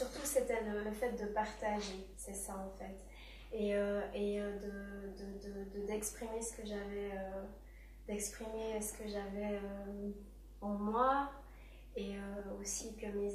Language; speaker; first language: French; native; French